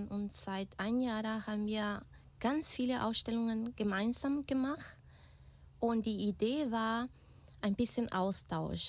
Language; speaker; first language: German; non-native, fluent; Spanish